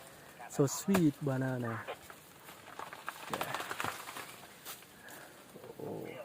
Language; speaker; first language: English; non-native, local second language; Khmer